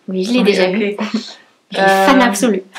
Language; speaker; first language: French; native; French